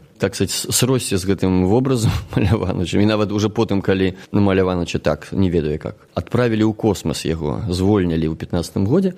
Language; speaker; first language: Belarusian; native; Belarusian